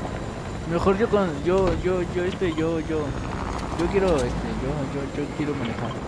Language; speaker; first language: Spanish; native; Spanish